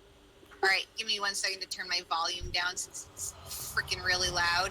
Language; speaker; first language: English; native; English